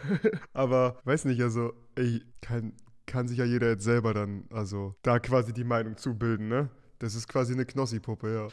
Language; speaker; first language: German; native; German